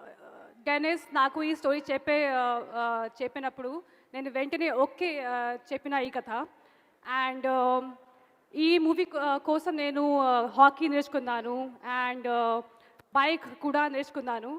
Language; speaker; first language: Telugu; non-native, fluent; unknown